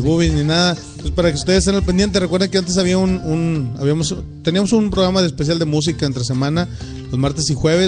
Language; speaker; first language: Spanish; native; Spanish